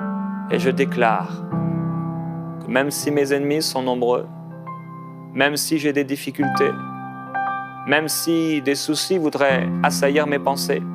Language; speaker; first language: French; non-native, local second language; Haitian Creole